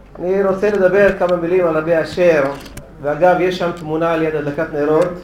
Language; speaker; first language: Hebrew; native; Hebrew